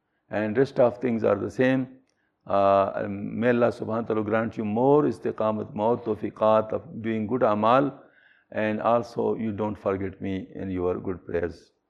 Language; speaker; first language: English; non-native, local second language; Pashto